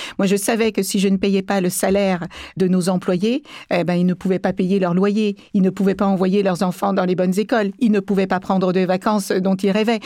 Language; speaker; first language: French; early bilingual, other home language; Kabuverdianu